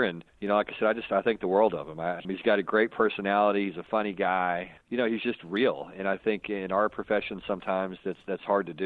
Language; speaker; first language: English; native; English